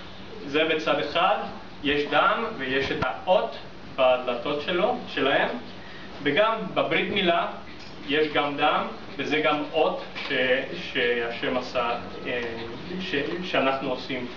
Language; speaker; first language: Hebrew; non-native, fluent; English